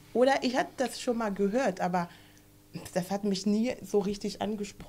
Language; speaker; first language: German; non-native, fluent; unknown